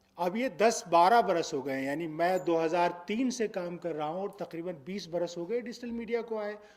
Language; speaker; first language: Urdu; native; Urdu